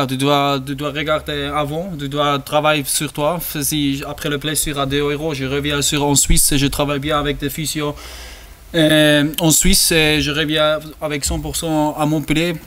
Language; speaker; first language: French; non-native, learner; German